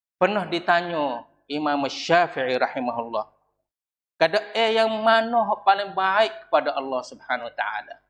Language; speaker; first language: Malay; native; Malay